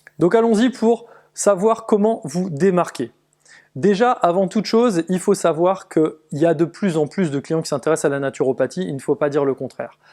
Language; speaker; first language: French; native; French